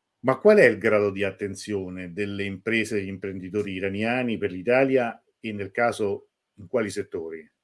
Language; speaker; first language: Italian; native; Italian